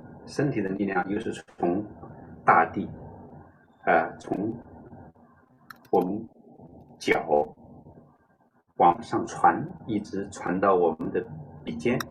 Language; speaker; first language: Chinese; native; Chinese